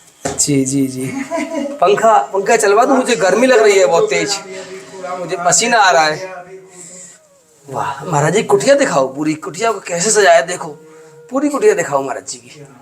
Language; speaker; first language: Hindi; native; Hindi